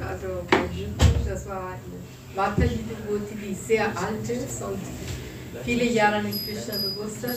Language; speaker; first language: German; non-native, fluent; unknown